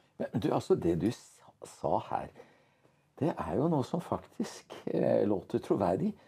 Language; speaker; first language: Norwegian; native; Norwegian